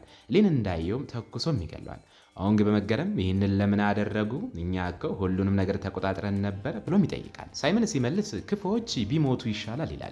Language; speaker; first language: Amharic; native; Amharic